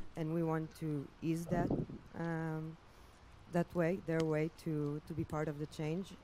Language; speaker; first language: English; non-native, fluent; Hebrew